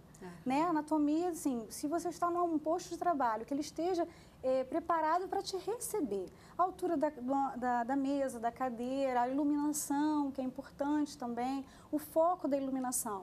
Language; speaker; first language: Portuguese; native; Portuguese